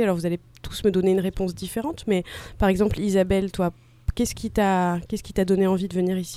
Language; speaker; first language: French; native; French